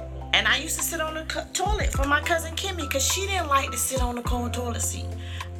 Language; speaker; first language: English; native; English